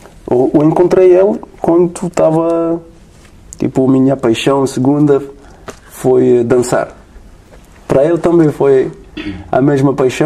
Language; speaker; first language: Portuguese; non-native, learner; French